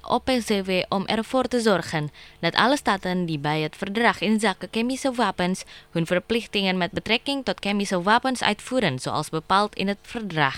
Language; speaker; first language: Dutch; non-native, fluent; Indonesian